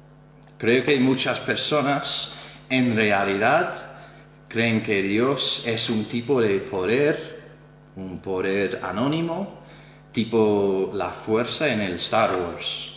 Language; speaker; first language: Spanish; non-native, fluent; English